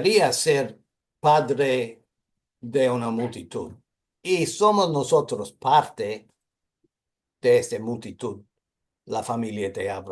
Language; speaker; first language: Spanish; non-native, fluent; English